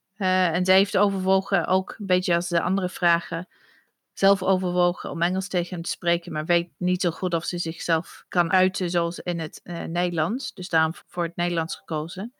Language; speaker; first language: Dutch; non-native, fluent; English